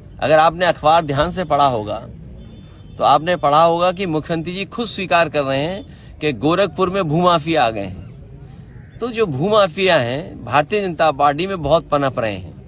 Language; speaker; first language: Hindi; native; Hindi